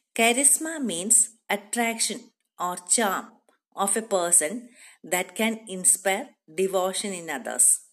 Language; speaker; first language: English; non-native, local second language; Malayalam